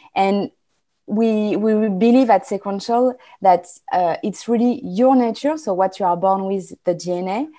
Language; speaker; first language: English; non-native, fluent; French